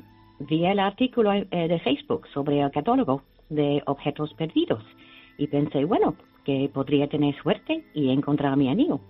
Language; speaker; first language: Spanish; non-native, learner; English